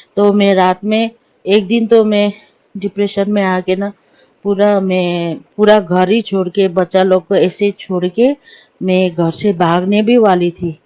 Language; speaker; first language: Hindi; non-native, local second language; Nepali